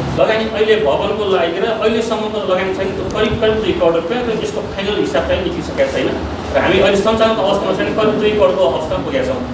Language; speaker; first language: Nepali; native; Nepali